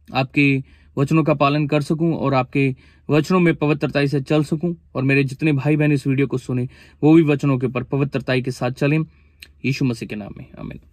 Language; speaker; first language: Hindi; non-native, local second language; Punjabi